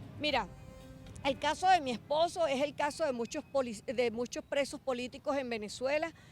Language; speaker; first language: Spanish; native; Spanish